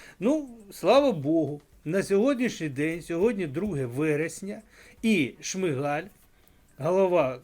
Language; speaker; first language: Ukrainian; non-native, local second language; Russian